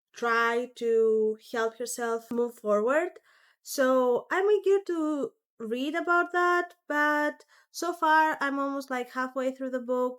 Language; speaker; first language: English; non-native, fluent; Greek